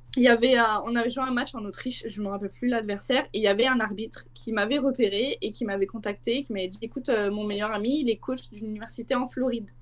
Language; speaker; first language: French; native; French